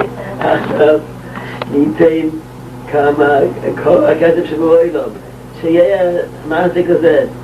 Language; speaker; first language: Hebrew; non-native, local second language; Yiddish